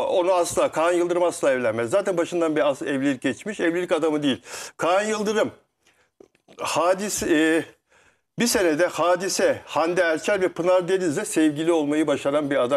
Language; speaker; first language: Turkish; native; Turkish